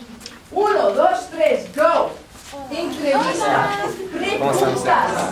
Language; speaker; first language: Spanish; non-native, fluent; Portuguese